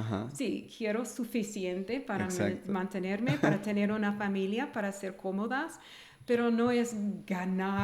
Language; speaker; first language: Spanish; non-native, fluent; English